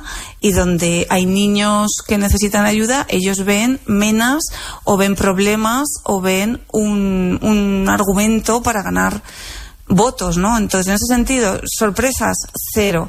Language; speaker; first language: Spanish; native; Spanish